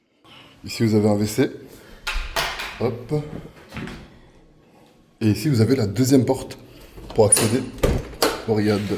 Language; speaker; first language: French; non-native, local second language; Arabic